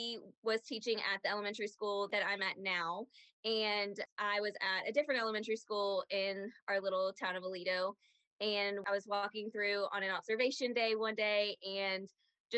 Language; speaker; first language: English; native; English